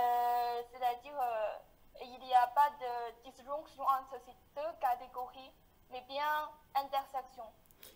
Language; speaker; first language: French; non-native, fluent; Chinese